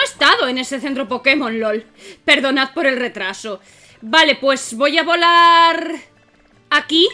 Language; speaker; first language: Spanish; native; Spanish